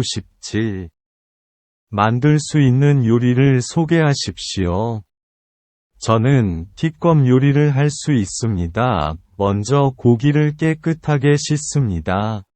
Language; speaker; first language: Korean; non-native, learner; Vietnamese